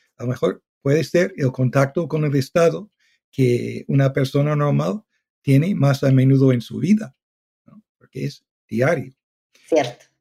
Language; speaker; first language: Spanish; non-native, fluent; English